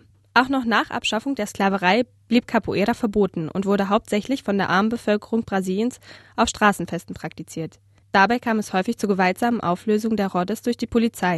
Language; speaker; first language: German; native; German